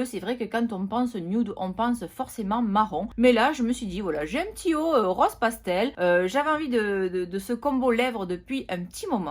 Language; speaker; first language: French; native; French